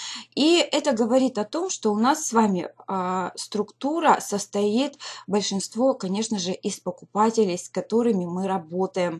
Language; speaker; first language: Russian; native; Russian